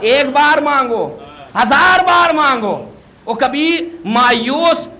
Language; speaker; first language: Urdu; native; Urdu